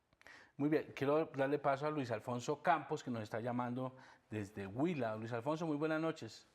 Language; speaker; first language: Spanish; native; Spanish